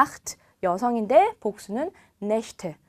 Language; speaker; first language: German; non-native, fluent; Korean